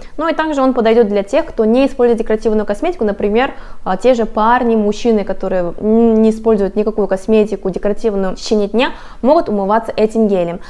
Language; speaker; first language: Russian; non-native, fluent; Korean